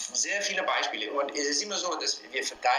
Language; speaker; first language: German; non-native, fluent; English